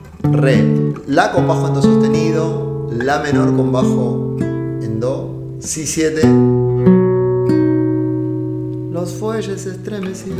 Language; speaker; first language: Spanish; native; Spanish